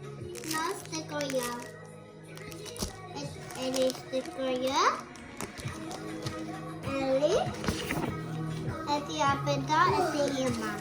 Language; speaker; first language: Armenian; early bilingual, heritage; English